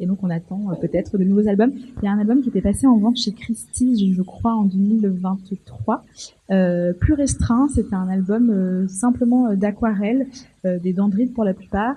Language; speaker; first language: French; native; French